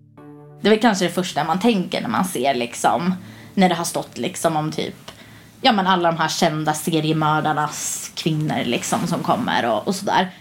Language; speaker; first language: Swedish; native; Swedish